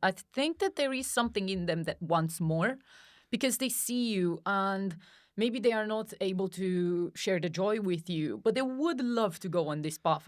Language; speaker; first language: English; non-native, fluent; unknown